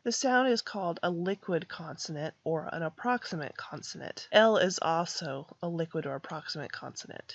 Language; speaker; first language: English; native; English